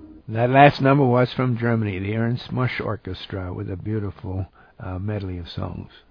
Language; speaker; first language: English; early bilingual, other home language; German